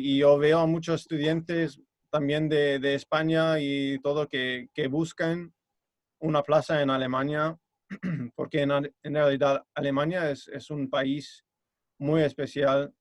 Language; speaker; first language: Spanish; non-native, fluent; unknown